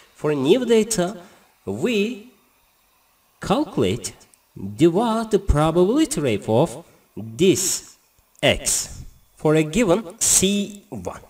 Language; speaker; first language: English; non-native, learner; Turkish